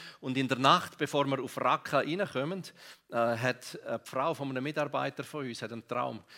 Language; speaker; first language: German; non-native, local second language; Romansh